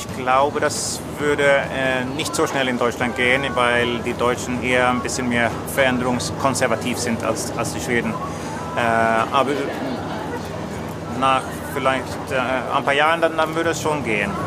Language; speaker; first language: German; non-native, fluent; Swedish